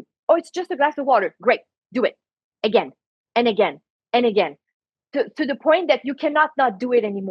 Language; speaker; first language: English; non-native, fluent; French